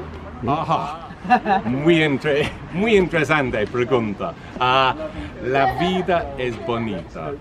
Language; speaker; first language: Spanish; non-native, learner; English